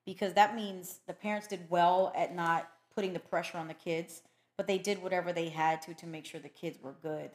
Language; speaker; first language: English; early bilingual, other home language; Spanish